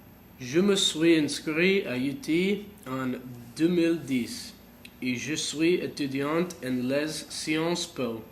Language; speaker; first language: French; non-native, learner; English